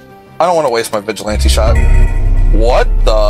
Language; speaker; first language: English; native; English